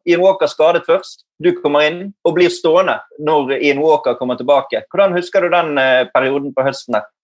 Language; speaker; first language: Norwegian; native; Norwegian